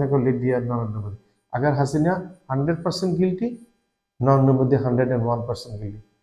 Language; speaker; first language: Hindi; non-native, learner; Bangla